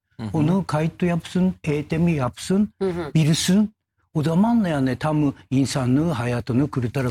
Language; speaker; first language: Turkish; non-native, learner; Japanese